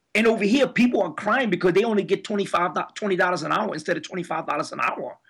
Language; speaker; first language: English; early bilingual, other home language; Spanish